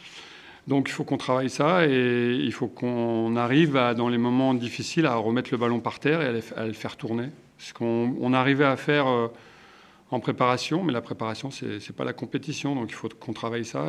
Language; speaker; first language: French; native; French